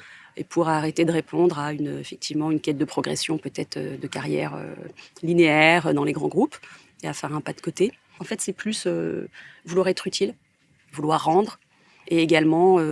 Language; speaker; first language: French; native; French